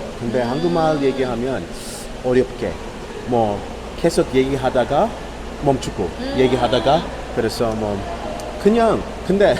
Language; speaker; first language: Korean; non-native, learner; English